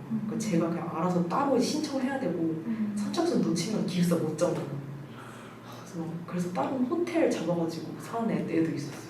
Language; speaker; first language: Korean; native; Korean